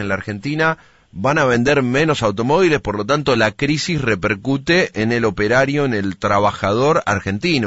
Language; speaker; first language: Spanish; native; Spanish